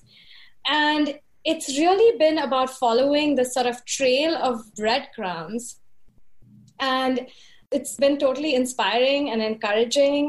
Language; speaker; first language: English; non-native, local second language; Hindi